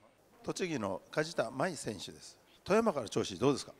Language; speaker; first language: Japanese; native; Japanese